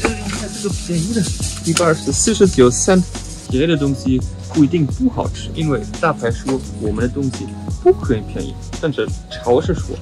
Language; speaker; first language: Chinese; non-native, fluent; German